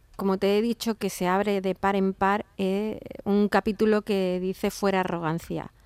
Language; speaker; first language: Spanish; native; Spanish